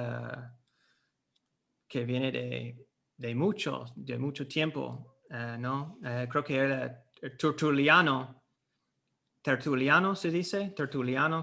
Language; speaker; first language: Spanish; non-native, fluent; English